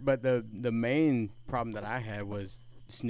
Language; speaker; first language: English; native; English